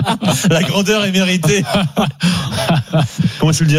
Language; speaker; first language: French; native; French